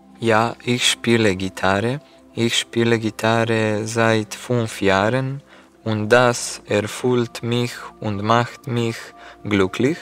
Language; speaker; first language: German; non-native, learner; Serbian